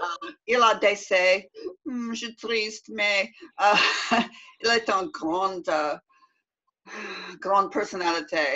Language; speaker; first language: French; non-native, learner; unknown